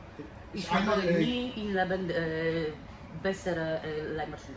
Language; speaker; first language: German; non-native, learner; Polish